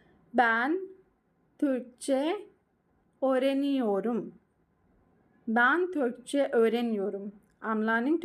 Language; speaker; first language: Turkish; non-native, learner; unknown